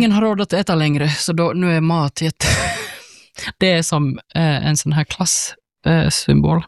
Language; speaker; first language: Swedish; native; Swedish